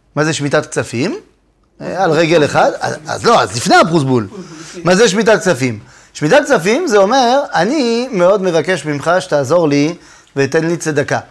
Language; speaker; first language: Hebrew; non-native, fluent; French